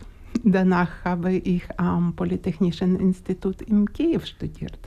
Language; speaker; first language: German; non-native, learner; Ukrainian